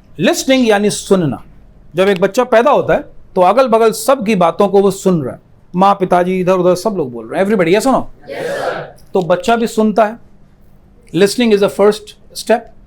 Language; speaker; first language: Hindi; native; Hindi